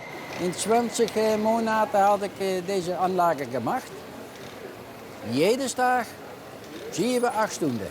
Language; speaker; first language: German; non-native, learner; Dutch